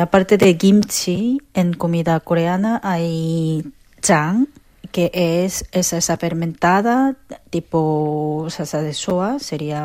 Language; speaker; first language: Spanish; non-native, fluent; Korean